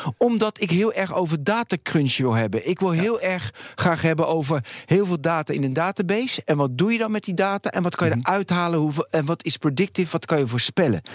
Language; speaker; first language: Dutch; native; Dutch